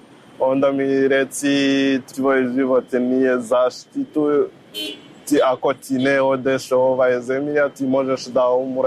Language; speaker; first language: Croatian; non-native, learner; Rundi